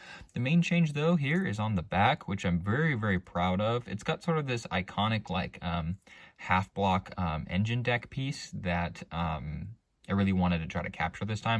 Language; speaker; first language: English; native; English